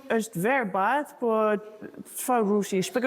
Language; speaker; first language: Albanian; non-native, learner; English